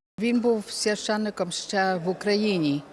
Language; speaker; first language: Ukrainian; early bilingual, heritage; Ukrainian